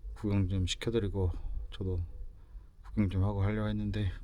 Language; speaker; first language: Korean; native; Korean